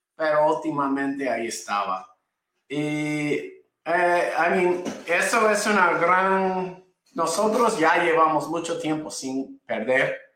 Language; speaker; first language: Spanish; non-native, fluent; English